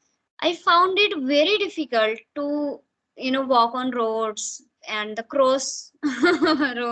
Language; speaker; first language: English; non-native, fluent; Hindi